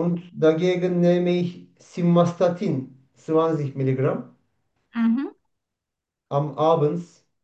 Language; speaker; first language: German; non-native, learner; Turkish